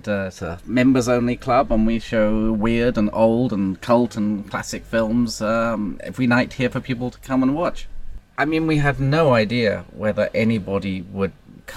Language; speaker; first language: English; native; English